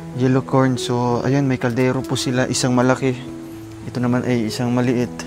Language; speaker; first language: Filipino; non-native, local second language; Cebuano